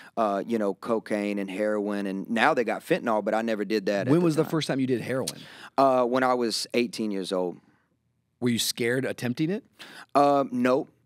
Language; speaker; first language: English; native; English